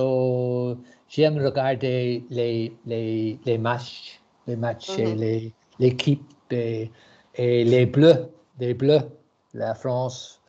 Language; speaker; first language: French; non-native, learner; English